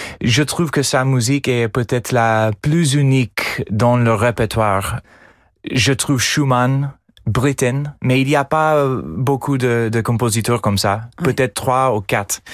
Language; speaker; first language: French; non-native, fluent; English